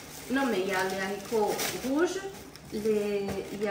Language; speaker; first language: French; non-native, learner; Japanese